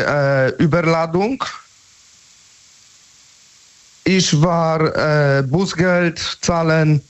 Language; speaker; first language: German; non-native, learner; Polish